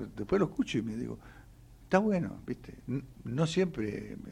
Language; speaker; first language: Spanish; native; Spanish